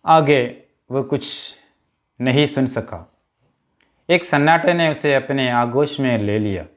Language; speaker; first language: Hindi; non-native, local second language; Malayalam